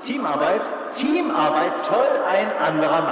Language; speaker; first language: German; native; German